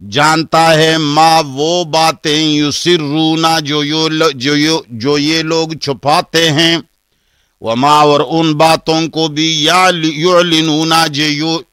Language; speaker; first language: Urdu; non-native, local second language; Pashto